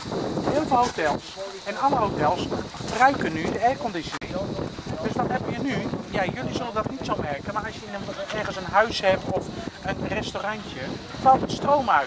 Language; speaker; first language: Dutch; non-native, fluent; Turkish